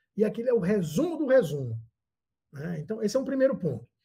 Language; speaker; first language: Portuguese; native; Portuguese